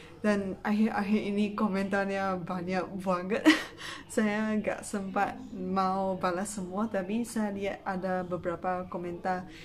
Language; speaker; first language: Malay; non-native, local second language; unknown